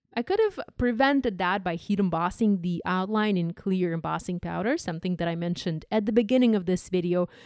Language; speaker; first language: English; non-native, fluent; Ukrainian